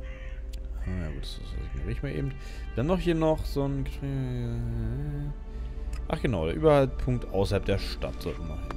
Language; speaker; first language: German; native; German